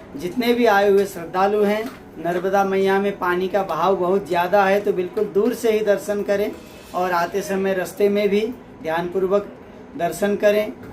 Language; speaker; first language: Hindi; non-native, local second language; Gujarati